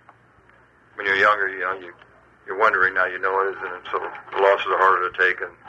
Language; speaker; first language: English; early bilingual, other home language; Spanish